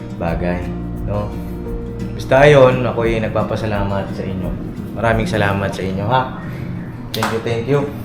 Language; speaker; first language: Filipino; native; Filipino